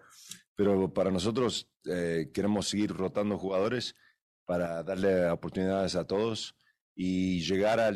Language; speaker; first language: Spanish; early bilingual, heritage; English